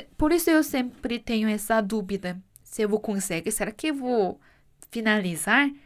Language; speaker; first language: Portuguese; non-native, fluent; Korean